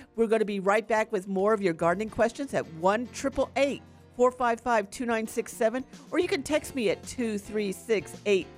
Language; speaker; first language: English; native; English